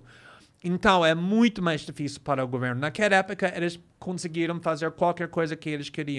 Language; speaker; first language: Portuguese; non-native, fluent; English